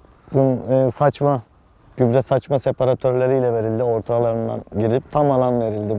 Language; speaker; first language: Turkish; native; Turkish